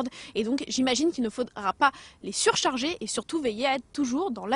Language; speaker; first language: French; native; French